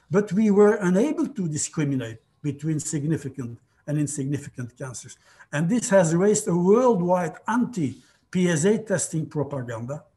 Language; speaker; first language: English; non-native, fluent; Dutch